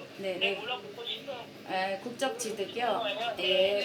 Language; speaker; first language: Korean; native; Korean